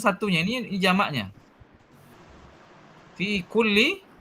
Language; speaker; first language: Indonesian; native; Indonesian